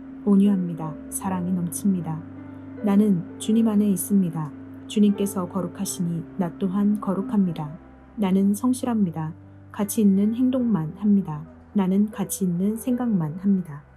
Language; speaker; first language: Korean; native; Korean